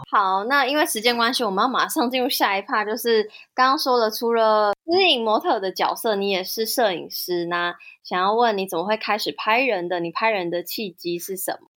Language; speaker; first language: Chinese; native; Chinese